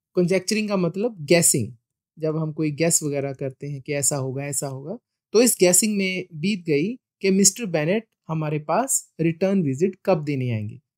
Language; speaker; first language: Hindi; non-native, local second language; Punjabi